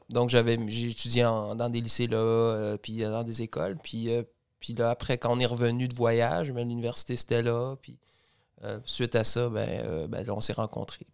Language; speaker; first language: French; native; French